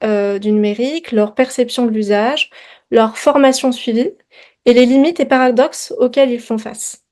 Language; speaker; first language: French; native; French